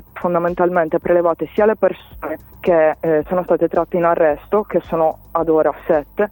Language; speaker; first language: Italian; native; Italian